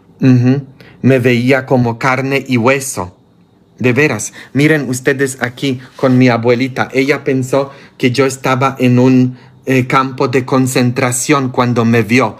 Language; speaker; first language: Spanish; non-native, fluent; Polish